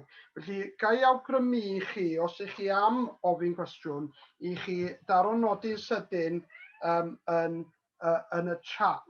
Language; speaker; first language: Welsh; native; Welsh